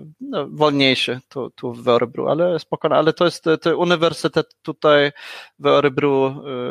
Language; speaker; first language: Polish; non-native, learner; Swedish